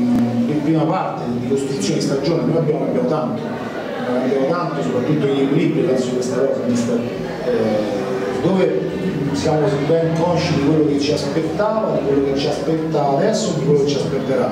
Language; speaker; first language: Italian; native; Italian